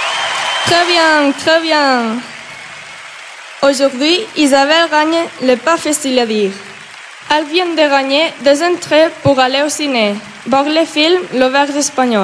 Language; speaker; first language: French; non-native, learner; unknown